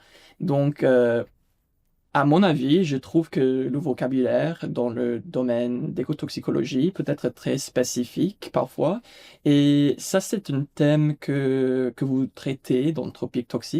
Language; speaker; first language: French; non-native, fluent; English